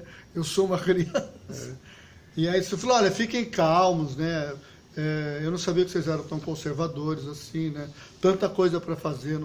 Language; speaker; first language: Portuguese; native; Portuguese